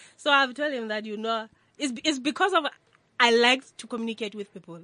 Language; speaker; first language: English; non-native, local second language; Northern Sotho